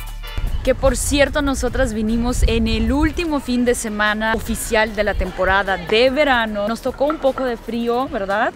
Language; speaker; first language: Spanish; early bilingual, heritage; Russian